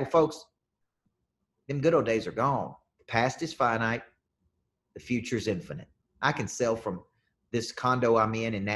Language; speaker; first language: English; native; English